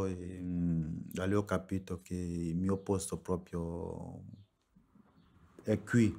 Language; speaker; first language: Italian; non-native, fluent; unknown